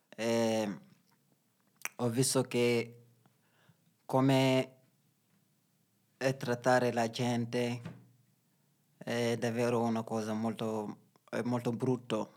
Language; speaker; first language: Italian; non-native, learner; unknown